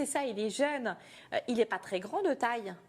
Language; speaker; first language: French; native; French